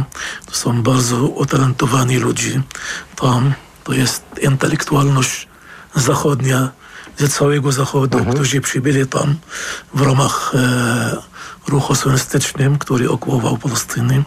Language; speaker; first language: Polish; non-native, fluent; Arabic